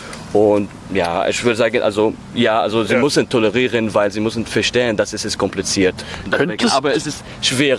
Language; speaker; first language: German; non-native, learner; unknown